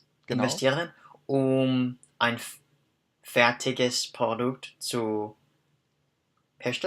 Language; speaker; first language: German; non-native, learner; English